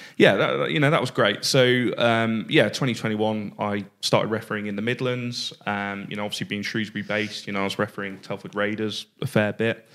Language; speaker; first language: English; native; English